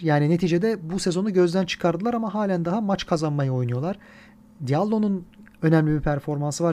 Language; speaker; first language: Turkish; native; Turkish